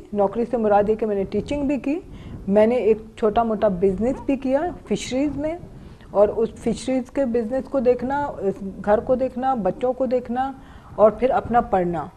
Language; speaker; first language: Urdu; non-native, local second language; Baluchi